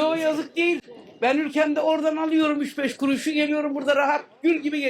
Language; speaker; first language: Turkish; native; Turkish